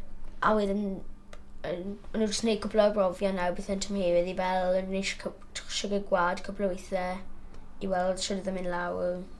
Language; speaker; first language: Welsh; native; Welsh